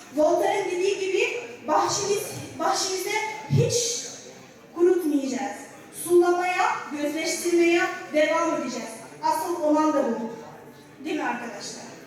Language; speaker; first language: Turkish; non-native, learner; Arabic